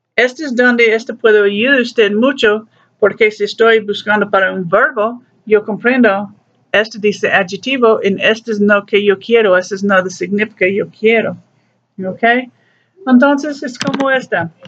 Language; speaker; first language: Spanish; non-native, learner; English